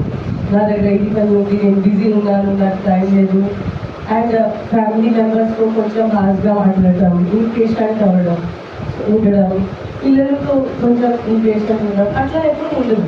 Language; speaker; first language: Telugu; non-native, fluent; Hindi